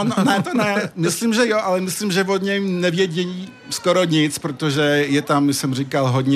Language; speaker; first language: Czech; early bilingual, heritage; Czech